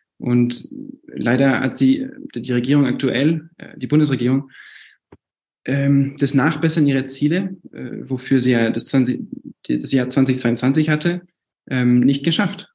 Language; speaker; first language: German; native; German